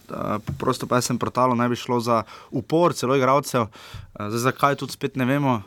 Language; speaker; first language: Slovenian; native; Slovenian